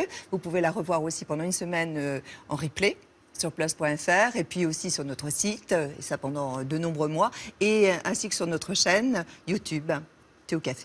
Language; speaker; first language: French; native; French